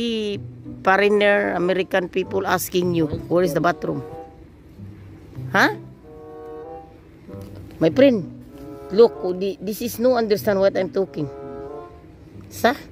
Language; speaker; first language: English; non-native, local second language; Filipino